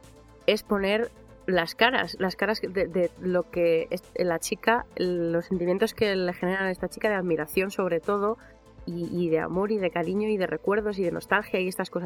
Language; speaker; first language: Spanish; native; Spanish